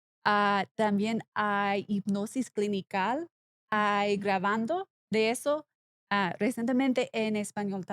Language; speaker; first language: Spanish; non-native, learner; English